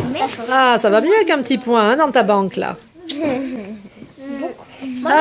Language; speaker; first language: French; native; French